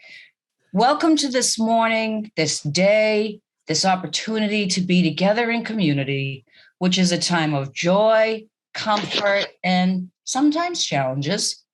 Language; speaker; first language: English; native; English